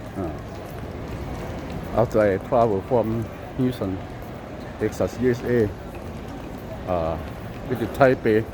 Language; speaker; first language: English; non-native, learner; Lao